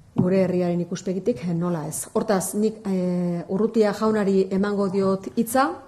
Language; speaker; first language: Basque; native; Basque